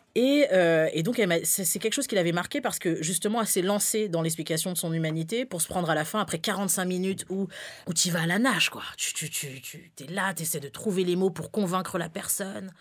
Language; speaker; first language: French; early bilingual, other home language; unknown